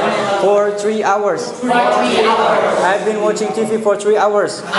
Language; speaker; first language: English; non-native, learner; Indonesian